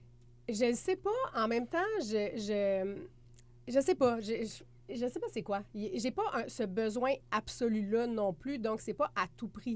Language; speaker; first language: French; native; French